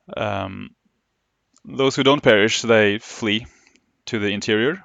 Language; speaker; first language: English; non-native, fluent; Norwegian